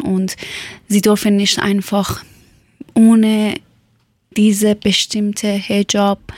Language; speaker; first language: German; non-native, learner; Persian